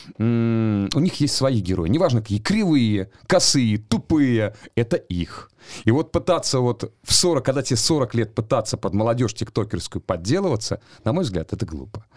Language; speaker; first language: Russian; native; Russian